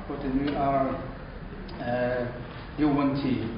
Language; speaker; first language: Chinese; non-native, learner; English